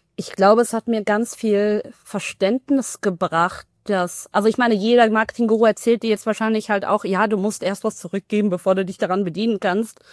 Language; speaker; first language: German; early bilingual, other home language; Tamil